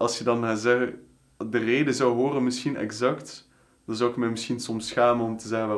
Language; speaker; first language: Dutch; native; Dutch